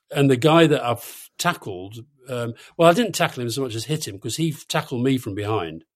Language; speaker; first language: English; native; English